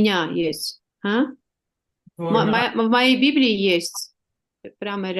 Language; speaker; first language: Russian; non-native, fluent; Armenian